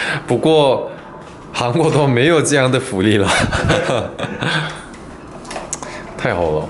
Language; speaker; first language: Chinese; non-native, fluent; Korean